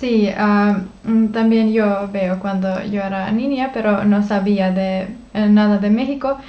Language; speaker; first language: Spanish; non-native, learner; Finnish